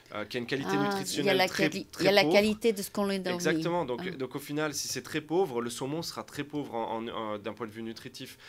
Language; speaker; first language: French; native; French